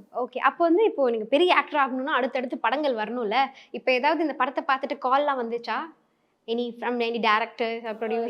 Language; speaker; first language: Tamil; native; Tamil